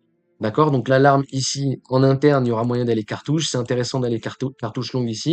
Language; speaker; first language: French; native; French